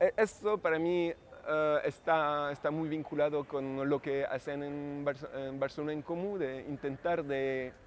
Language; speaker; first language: Spanish; non-native, fluent; French